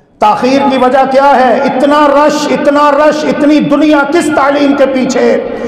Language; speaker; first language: Urdu; non-native, local second language; Punjabi